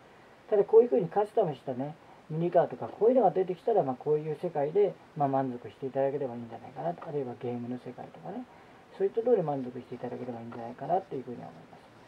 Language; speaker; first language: Japanese; native; Japanese